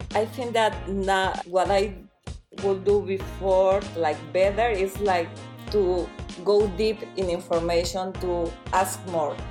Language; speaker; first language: English; non-native, fluent; Spanish